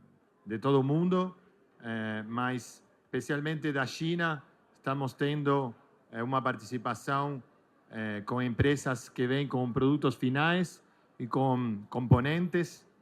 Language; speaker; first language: Portuguese; non-native, fluent; Spanish